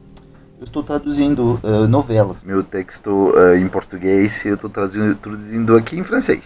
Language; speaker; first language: Portuguese; non-native, fluent; French